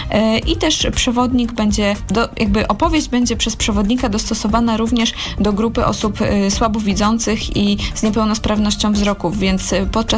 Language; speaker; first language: Polish; native; Polish